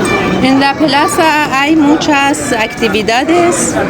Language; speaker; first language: Spanish; non-native, learner; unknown